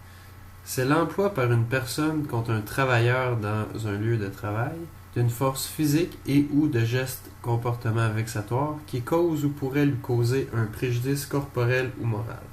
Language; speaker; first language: French; native; French